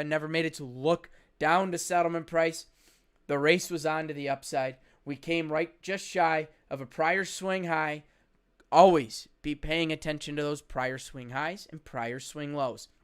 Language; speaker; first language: English; native; English